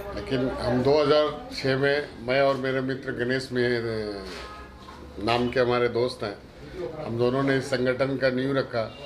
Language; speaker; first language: Hindi; native; Hindi